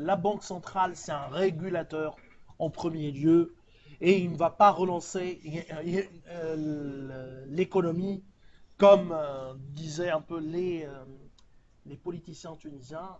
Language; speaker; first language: French; non-native, local second language; Arabic